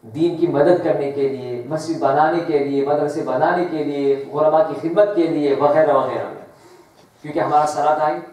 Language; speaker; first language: Urdu; early bilingual, other home language; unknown